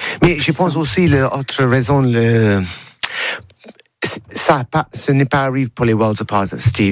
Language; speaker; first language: French; non-native, learner; English